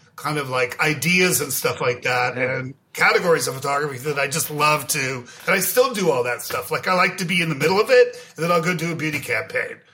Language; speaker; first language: English; native; English